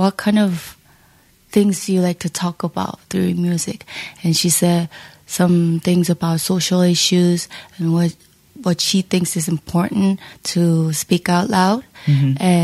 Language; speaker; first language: English; native; English